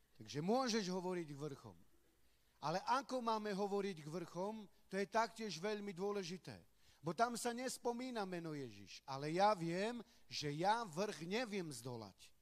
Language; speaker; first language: Slovak; non-native, local second language; Romany